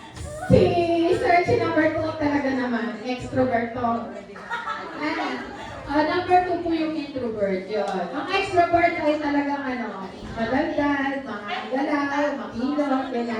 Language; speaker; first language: Filipino; native; Filipino